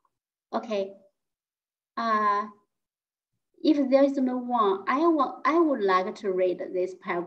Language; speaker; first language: English; non-native, fluent; Chinese